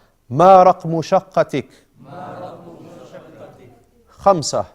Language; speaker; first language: Arabic; non-native, fluent; English